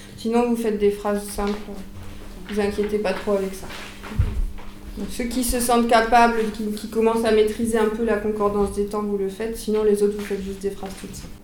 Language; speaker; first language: French; native; French